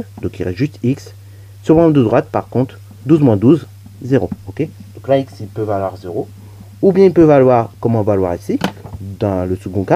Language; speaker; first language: French; native; French